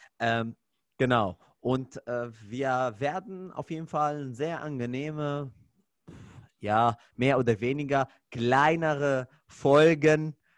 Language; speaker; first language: German; non-native, fluent; Arabic